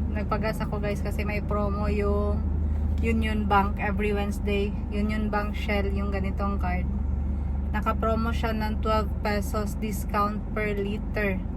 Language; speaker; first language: Filipino; non-native, local second language; Cebuano